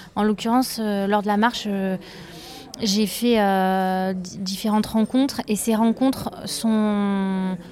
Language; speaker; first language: French; native; French